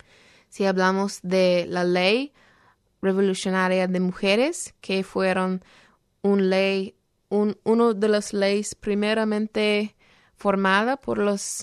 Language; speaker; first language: Spanish; non-native, fluent; English